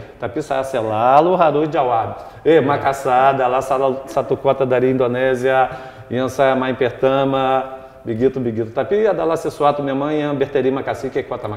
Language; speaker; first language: Indonesian; non-native, fluent; Portuguese